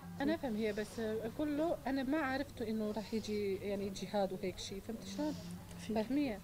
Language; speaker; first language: Arabic; non-native, learner; Bosnian